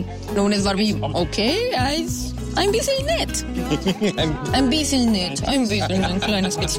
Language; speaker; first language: German; non-native, fluent; Spanish